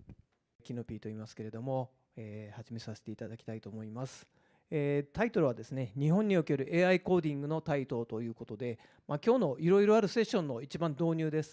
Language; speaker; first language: Japanese; native; Japanese